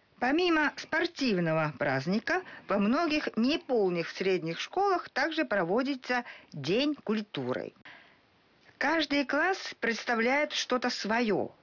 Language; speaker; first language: Russian; non-native, fluent; Japanese